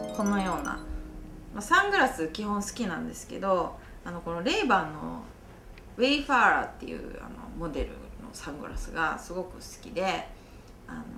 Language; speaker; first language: Japanese; native; Japanese